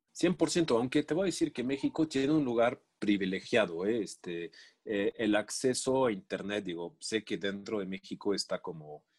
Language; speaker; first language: Spanish; non-native, fluent; French